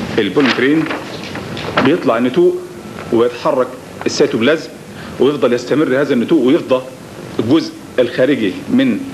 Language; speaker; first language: Arabic; native; Arabic